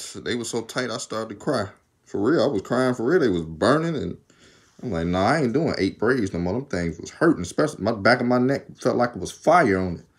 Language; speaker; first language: English; native; English